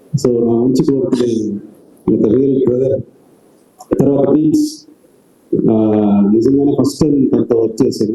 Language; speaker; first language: Telugu; native; Telugu